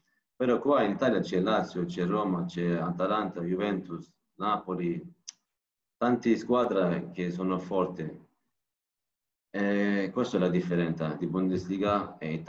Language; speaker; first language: Italian; non-native, learner; Turkish